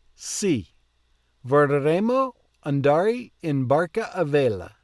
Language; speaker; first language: Italian; non-native, learner; English